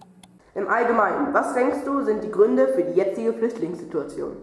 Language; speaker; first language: German; native; German